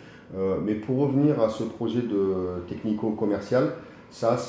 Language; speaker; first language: French; native; French